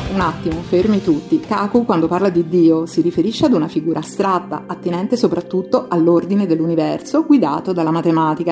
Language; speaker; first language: Italian; native; Italian